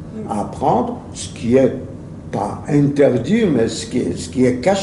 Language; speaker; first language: French; non-native, fluent; Yiddish